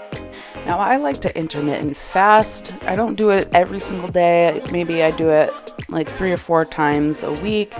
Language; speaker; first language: English; native; English